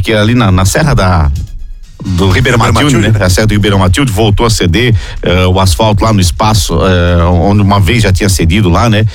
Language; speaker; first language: Portuguese; native; Portuguese